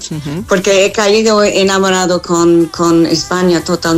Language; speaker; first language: Spanish; non-native, fluent; English